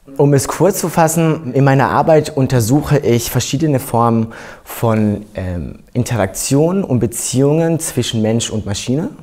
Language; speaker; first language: German; native; German